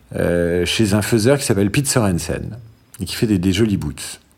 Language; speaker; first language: French; native; French